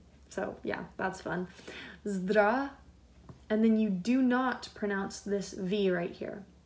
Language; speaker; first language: English; native; English